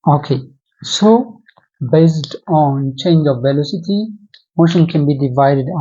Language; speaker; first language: English; non-native, local second language; Amharic